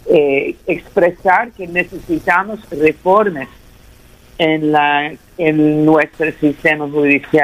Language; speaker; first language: Spanish; early bilingual, heritage; Spanish